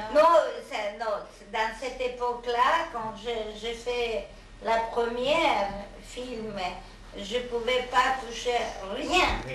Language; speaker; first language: French; non-native, fluent; Hungarian